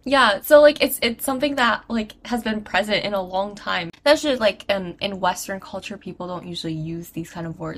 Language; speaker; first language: English; early bilingual, other home language; Chinese